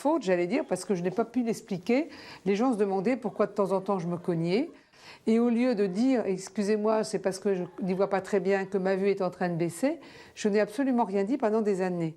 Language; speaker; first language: French; native; French